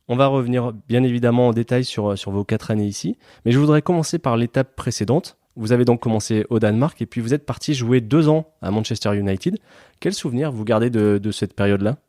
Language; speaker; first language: French; native; French